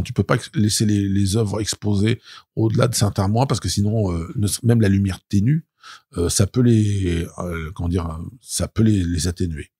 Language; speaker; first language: French; native; French